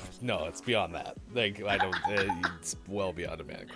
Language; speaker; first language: English; native; English